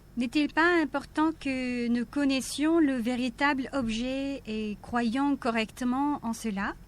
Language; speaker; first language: French; non-native, fluent; Korean